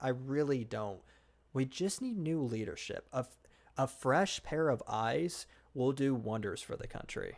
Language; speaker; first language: English; native; English